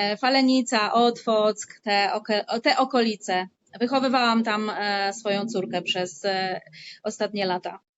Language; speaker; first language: Polish; native; Polish